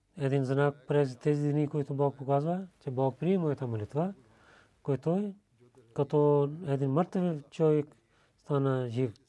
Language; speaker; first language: Bulgarian; non-native, learner; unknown